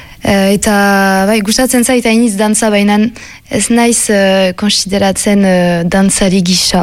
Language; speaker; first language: Basque; non-native, local second language; French